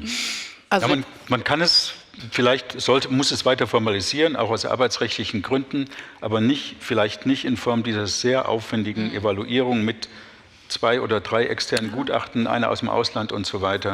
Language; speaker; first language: German; native; German